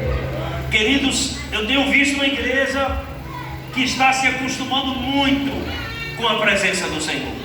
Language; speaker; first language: Portuguese; native; Portuguese